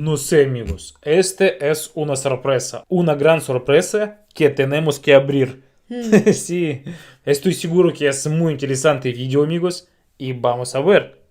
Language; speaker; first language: Spanish; non-native, fluent; Russian